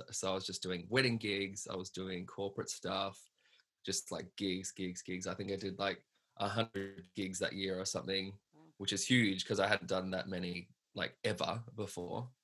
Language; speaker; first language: English; native; English